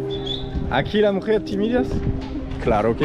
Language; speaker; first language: Spanish; non-native, learner; French